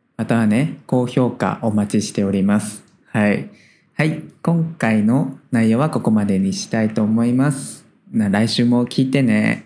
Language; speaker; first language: Japanese; native; Japanese